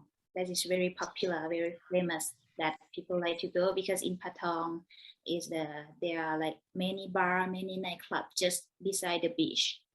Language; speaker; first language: English; non-native, learner; Thai